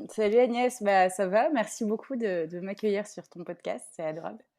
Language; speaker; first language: French; native; French